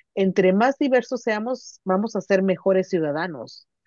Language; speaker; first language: Spanish; native; Spanish